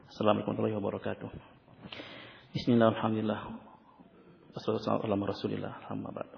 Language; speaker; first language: Arabic; non-native, learner; Indonesian